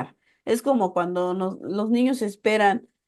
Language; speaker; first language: Spanish; native; Spanish